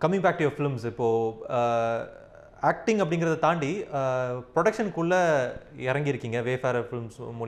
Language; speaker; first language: Tamil; native; Tamil